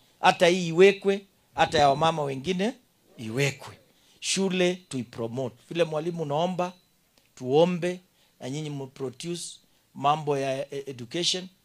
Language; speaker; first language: Swahili; non-native, local second language; Kalenjin